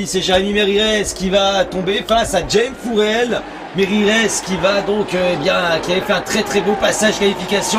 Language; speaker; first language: French; native; French